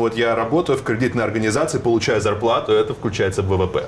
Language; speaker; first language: Russian; native; Russian